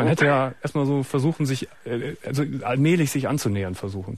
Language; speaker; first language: German; native; German